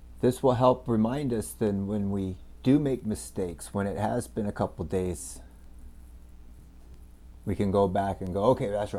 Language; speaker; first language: English; native; English